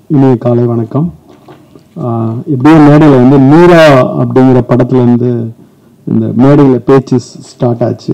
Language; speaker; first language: Tamil; native; Tamil